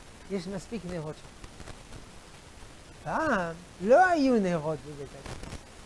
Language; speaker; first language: Hebrew; non-native, fluent; French